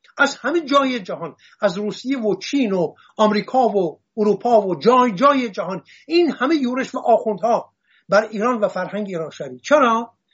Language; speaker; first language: Persian; non-native, local second language; Assyrian Neo-Aramaic